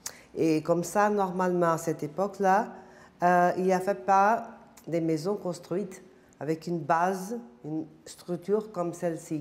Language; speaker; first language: French; non-native, fluent; Portuguese